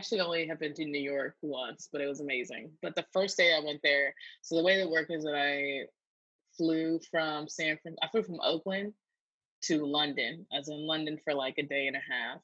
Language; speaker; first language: English; native; English